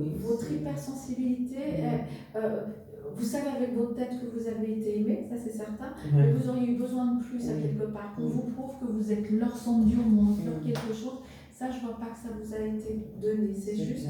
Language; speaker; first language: French; native; French